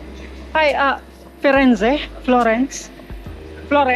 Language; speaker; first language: English; non-native, local second language; Filipino